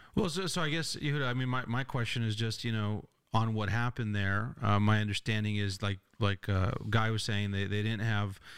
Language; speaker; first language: English; native; English